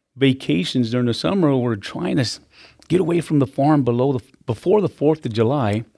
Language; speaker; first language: English; native; English